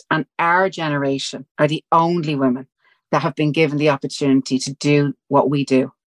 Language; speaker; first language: English; native; English